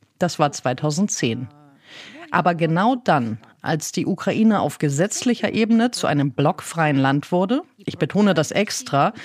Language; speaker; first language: German; non-native, fluent; Ukrainian